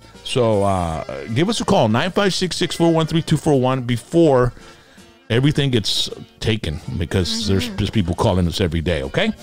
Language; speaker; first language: English; early bilingual, other home language; Spanish